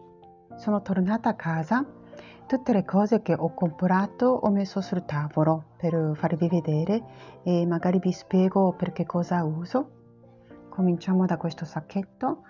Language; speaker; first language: Italian; non-native, learner; Japanese